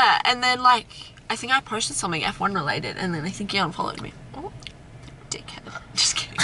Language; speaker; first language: English; native; English